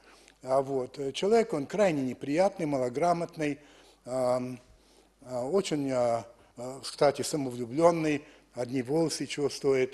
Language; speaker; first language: Russian; early bilingual, heritage; French